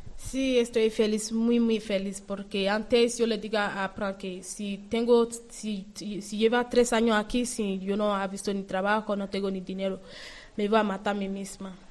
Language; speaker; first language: Spanish; non-native, learner; Yoruba